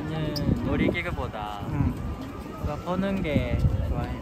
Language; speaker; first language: Korean; non-native, learner; Japanese